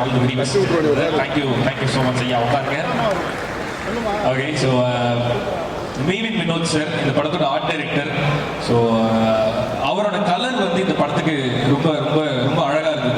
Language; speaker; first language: Tamil; native; Tamil